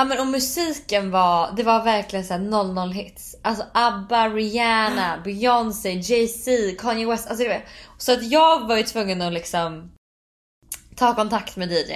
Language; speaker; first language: Swedish; native; Swedish